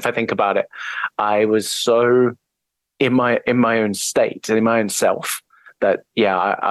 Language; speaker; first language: English; native; English